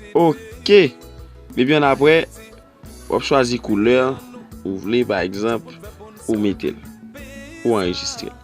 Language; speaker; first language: French; non-native, learner; Haitian Creole